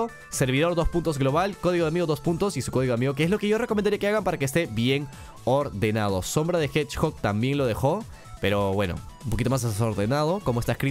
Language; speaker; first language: Spanish; native; Spanish